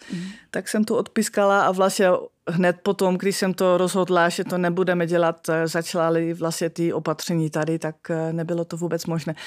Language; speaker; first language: Czech; non-native, fluent; Dutch